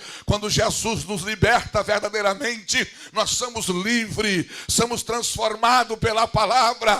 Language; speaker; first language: Portuguese; native; Portuguese